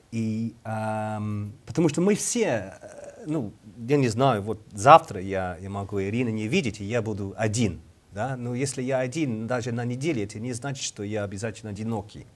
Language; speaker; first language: Russian; non-native, fluent; English